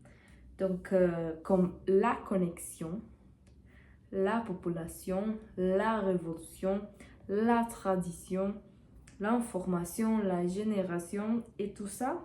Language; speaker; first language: French; non-native, learner; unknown